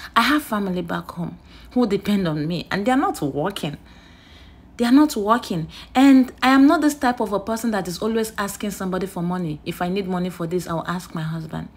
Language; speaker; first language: English; non-native, local second language; Igbo